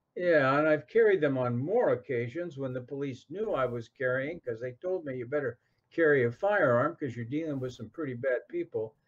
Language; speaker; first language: English; native; English